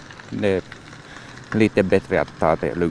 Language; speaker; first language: Swedish; non-native, learner; Finnish